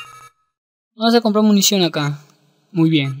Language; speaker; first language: Spanish; native; Spanish